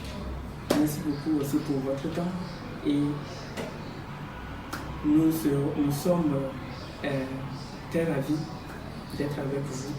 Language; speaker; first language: French; non-native, fluent; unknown